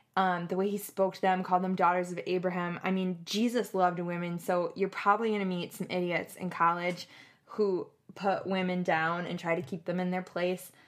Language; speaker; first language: English; native; English